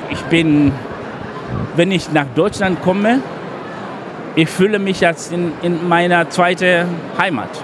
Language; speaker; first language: German; non-native, fluent; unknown